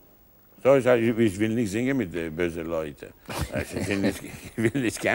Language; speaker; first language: German; non-native, learner; Italian